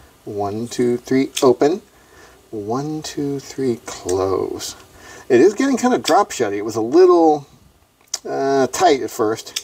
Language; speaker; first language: English; native; English